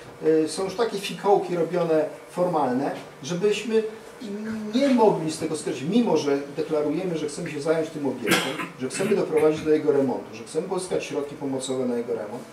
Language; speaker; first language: Polish; native; Polish